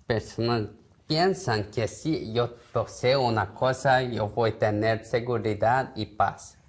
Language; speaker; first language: Spanish; non-native, learner; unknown